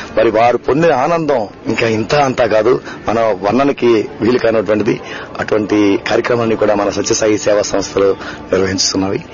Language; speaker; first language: Telugu; native; Telugu